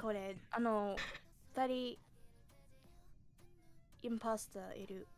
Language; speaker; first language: Japanese; non-native, learner; English